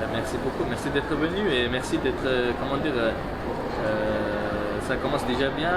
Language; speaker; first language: French; non-native, fluent; Mongolian